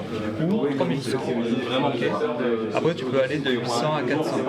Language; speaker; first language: French; native; French